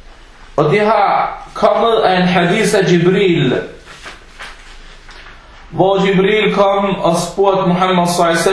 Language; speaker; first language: Danish; non-native, fluent; Arabic